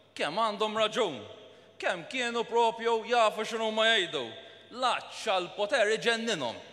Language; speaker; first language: Maltese; native; Maltese